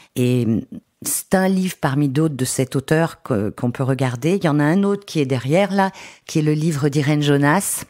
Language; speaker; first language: French; native; French